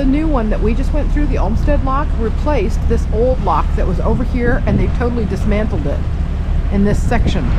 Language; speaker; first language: English; native; English